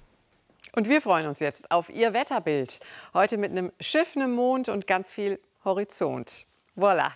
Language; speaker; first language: German; native; German